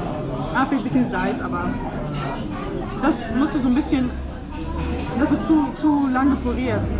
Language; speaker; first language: German; early bilingual, other home language; Arabic